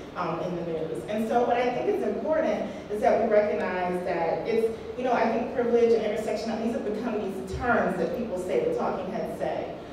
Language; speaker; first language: English; native; English